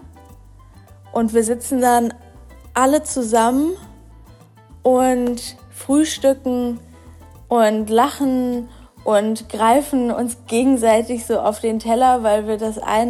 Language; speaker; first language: German; native; German